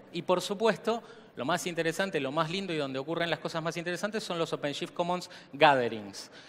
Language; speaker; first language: Spanish; native; Spanish